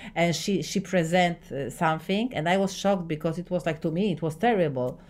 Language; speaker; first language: English; non-native, fluent; Polish